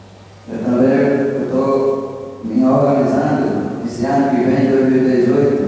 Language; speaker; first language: Portuguese; non-native, local second language; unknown